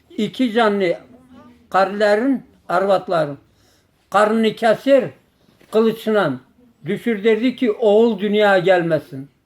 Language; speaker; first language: Turkish; native; Turkish